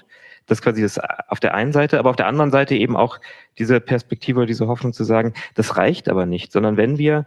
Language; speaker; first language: German; native; German